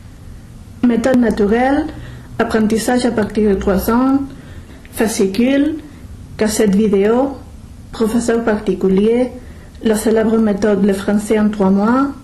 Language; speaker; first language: French; non-native, learner; Spanish